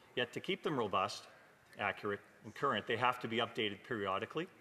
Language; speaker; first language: English; native; English